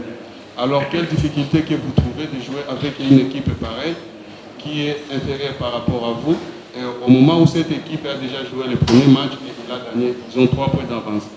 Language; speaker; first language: French; non-native, learner; Swahili